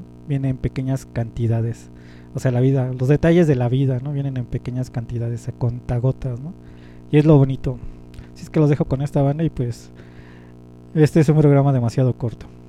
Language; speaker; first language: Spanish; native; Spanish